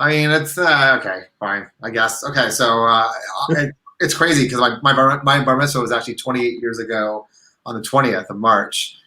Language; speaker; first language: English; native; English